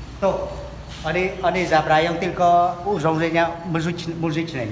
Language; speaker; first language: Polish; non-native, learner; Khmer